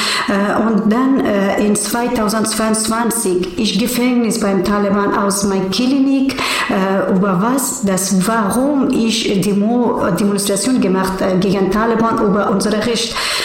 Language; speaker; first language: German; non-native, learner; Persian